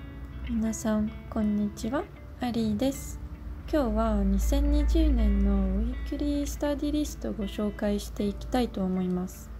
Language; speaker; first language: Japanese; non-native, learner; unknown